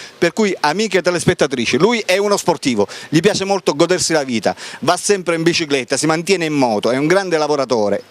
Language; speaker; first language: Italian; native; Italian